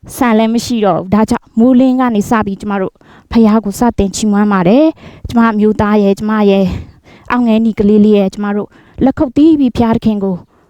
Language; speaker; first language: Burmese; non-native, local second language; Shan